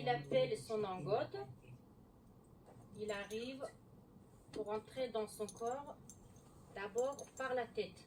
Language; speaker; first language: French; non-native, learner; Mongolian